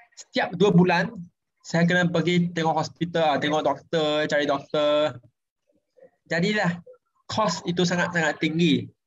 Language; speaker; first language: Malay; non-native, local second language; Chinese